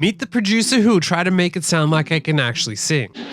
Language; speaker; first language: English; native; English